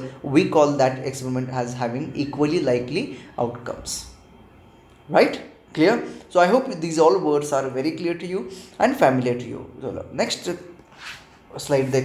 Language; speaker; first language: English; non-native, local second language; Hindi